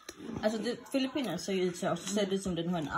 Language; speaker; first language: Swedish; early bilingual, other home language; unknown